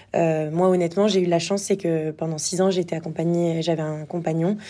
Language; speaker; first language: French; native; French